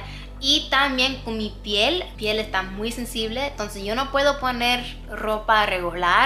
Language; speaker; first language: Spanish; non-native, fluent; English